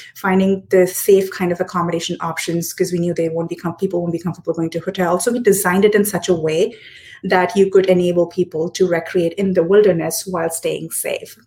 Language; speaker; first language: English; non-native, local second language; Hindi